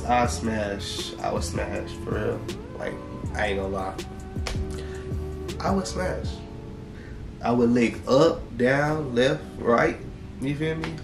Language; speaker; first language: English; native; English